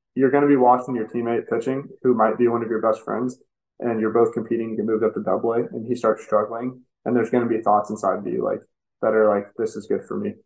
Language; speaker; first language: English; native; English